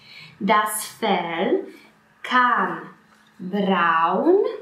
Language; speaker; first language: German; non-native, fluent; Polish